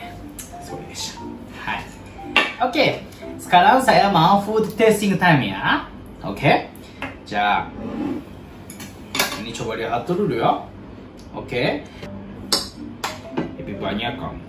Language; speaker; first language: Indonesian; non-native, learner; Japanese